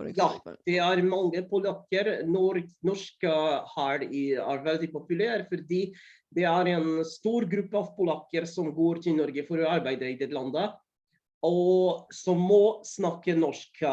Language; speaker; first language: Norwegian; non-native, fluent; Polish